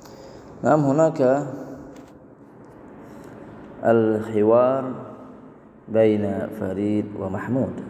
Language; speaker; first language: Arabic; non-native, fluent; Indonesian